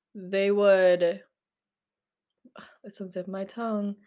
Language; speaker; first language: English; non-native, local second language; Filipino